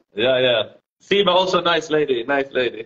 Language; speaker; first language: English; non-native, fluent; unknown